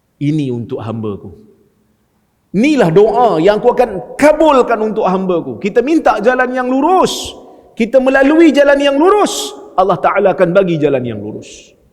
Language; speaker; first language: Malay; native; Malay